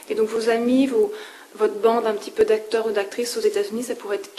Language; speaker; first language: French; native; French